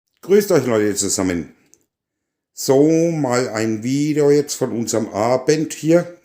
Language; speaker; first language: German; native; German